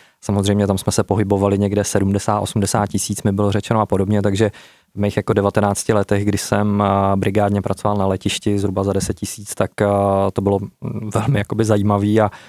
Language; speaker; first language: Czech; native; Czech